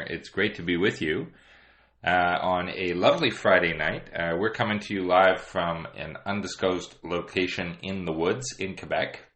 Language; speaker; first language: English; native; English